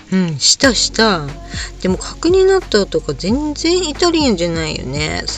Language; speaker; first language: Japanese; native; Japanese